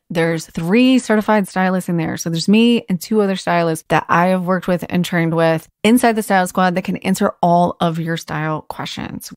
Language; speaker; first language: English; native; English